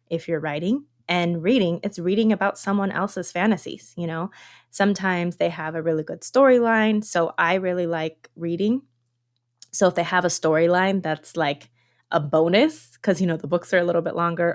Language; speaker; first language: English; early bilingual, other home language; Spanish